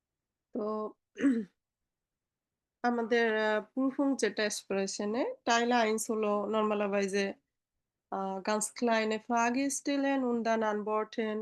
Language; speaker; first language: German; non-native, learner; Bangla